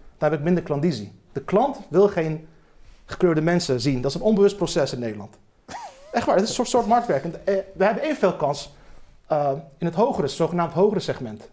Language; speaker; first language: Dutch; early bilingual, other home language; Turkish